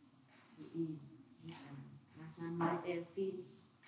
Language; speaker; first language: German; non-native, learner; Thai